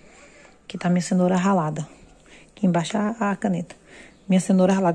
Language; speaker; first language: Portuguese; native; Portuguese